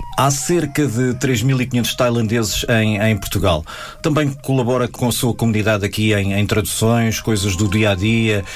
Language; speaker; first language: Portuguese; native; Portuguese